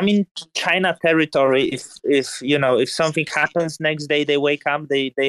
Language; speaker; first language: English; non-native, fluent; Polish